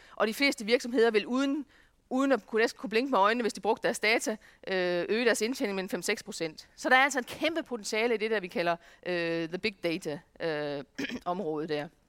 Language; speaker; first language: Danish; native; Danish